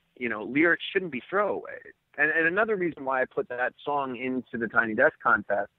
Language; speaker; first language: English; native; English